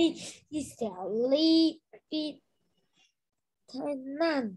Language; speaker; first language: Chinese; non-native, learner; Vietnamese